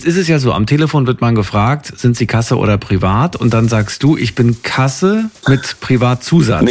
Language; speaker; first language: German; native; German